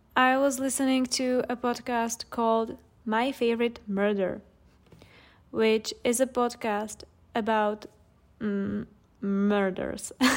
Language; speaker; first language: English; non-native, fluent; Czech